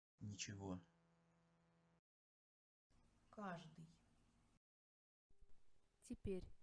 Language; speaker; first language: Russian; non-native, learner; English